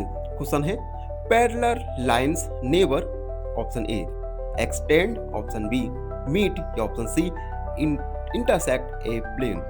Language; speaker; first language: Hindi; native; Hindi